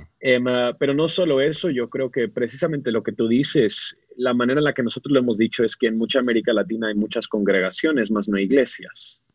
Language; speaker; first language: Spanish; early bilingual, other home language; English